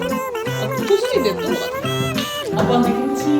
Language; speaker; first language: Korean; native; Korean